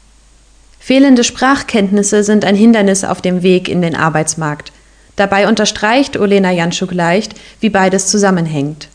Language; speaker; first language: German; native; German